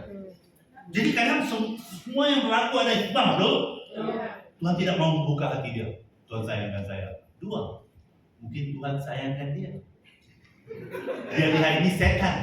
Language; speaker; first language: Indonesian; non-native, fluent; Tamil